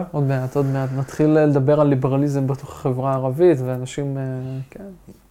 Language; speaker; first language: Hebrew; non-native, local second language; Arabic